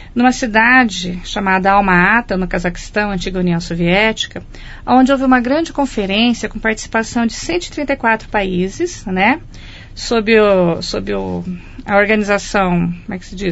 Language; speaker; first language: Portuguese; native; Portuguese